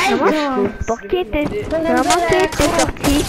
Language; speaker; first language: French; native; French